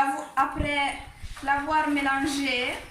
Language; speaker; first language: French; non-native, learner; Italian